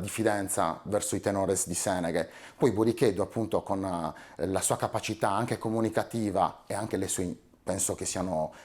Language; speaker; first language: Italian; native; Italian